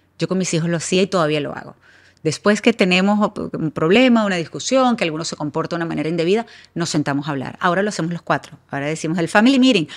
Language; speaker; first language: Spanish; native; Spanish